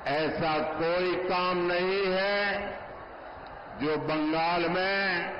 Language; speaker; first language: Hindi; non-native, local second language; Gujarati